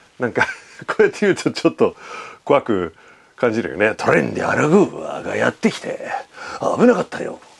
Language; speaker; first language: Japanese; non-native, fluent; English